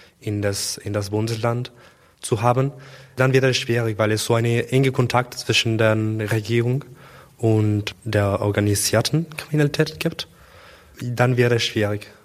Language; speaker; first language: German; non-native, learner; Spanish